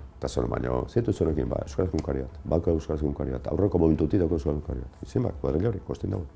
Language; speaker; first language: Basque; native; Basque